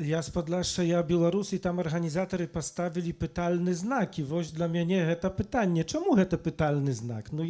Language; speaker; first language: Polish; non-native, local second language; Belarusian